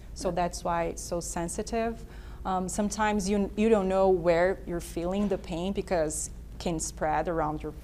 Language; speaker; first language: English; non-native, fluent; Portuguese